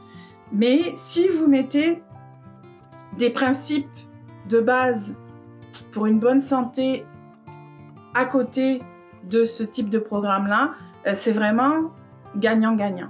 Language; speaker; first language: French; native; French